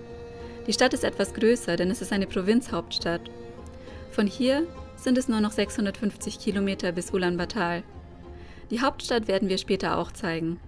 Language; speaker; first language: German; native; German